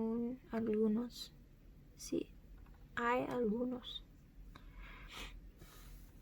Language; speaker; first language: Spanish; early bilingual, heritage; Spanish